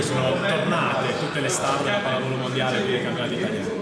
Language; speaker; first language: Italian; native; Italian